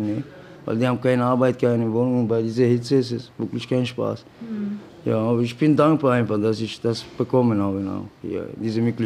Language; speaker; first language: German; non-native, learner; Romanian